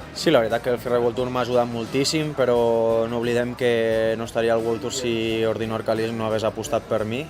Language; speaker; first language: Catalan; non-native, local second language; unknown